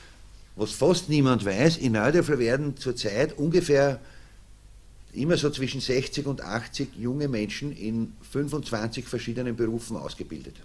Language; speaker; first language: German; native; German